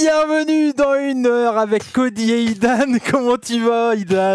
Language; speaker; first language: French; native; French